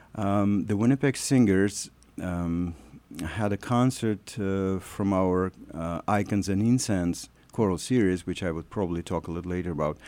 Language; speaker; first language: English; non-native, fluent; Russian